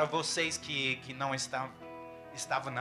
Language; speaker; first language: Portuguese; non-native, fluent; English